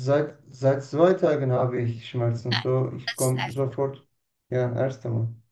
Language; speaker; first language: German; non-native, learner; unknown